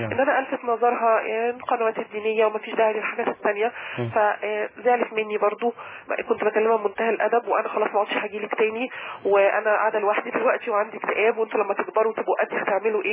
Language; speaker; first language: Arabic; native; Arabic